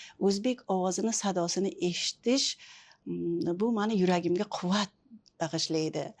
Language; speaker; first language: Uzbek; early bilingual, heritage; Uzbek